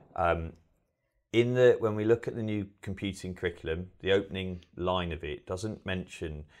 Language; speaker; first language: English; native; English